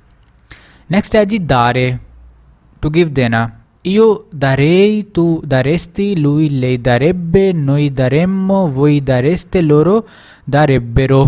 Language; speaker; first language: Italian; non-native, fluent; Urdu